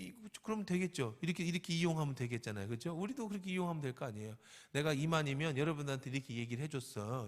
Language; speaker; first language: Korean; native; Korean